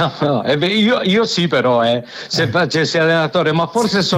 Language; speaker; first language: Italian; native; Italian